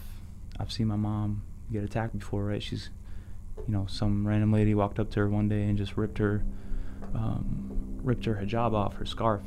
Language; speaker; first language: English; native; English